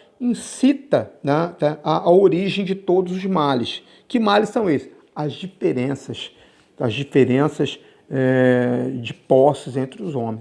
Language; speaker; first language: Portuguese; native; Portuguese